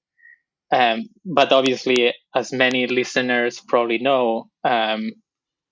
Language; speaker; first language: English; non-native, fluent; Spanish